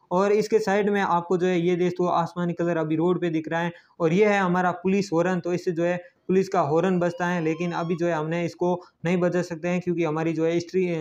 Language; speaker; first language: Hindi; native; Hindi